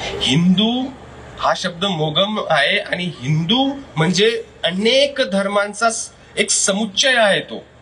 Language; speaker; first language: Marathi; non-native, local second language; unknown